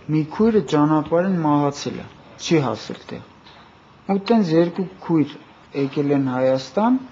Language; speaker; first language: Armenian; native; Armenian